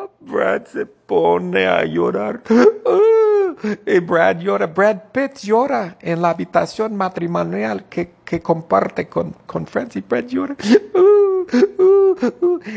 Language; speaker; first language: Spanish; non-native, fluent; English